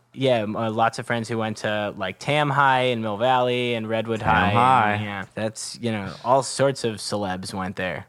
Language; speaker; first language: English; native; English